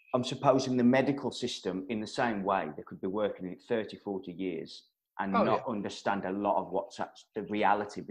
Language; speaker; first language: English; native; English